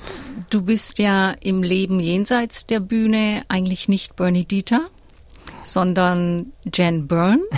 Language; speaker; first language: German; native; German